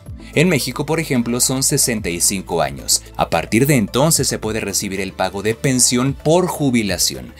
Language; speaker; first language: Spanish; native; Spanish